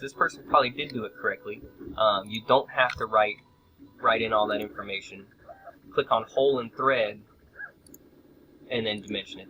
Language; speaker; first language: English; native; English